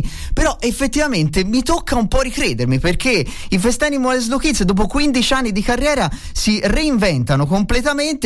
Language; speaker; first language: Italian; native; Italian